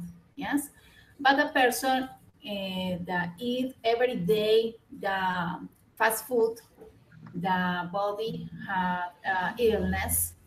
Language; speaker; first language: English; non-native, learner; Spanish